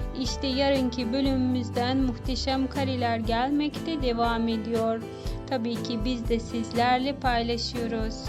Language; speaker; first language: Turkish; native; Turkish